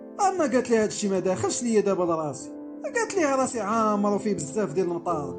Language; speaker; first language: Arabic; native; Arabic